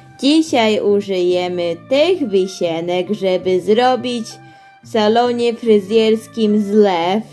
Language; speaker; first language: Polish; early bilingual, heritage; Polish